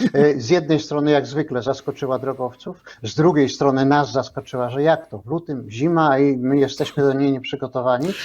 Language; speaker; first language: Polish; native; Polish